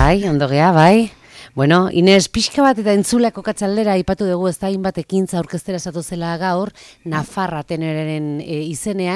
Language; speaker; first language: Basque; native; Basque